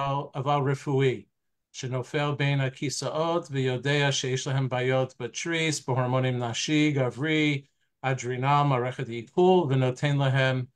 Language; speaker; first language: Hebrew; non-native, fluent; English